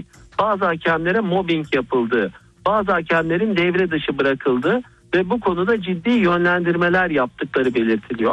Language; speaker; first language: Turkish; native; Turkish